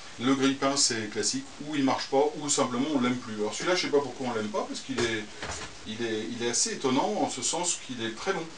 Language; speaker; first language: French; native; French